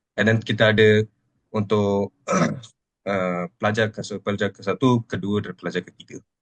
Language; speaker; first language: Malay; non-native, local second language; Telugu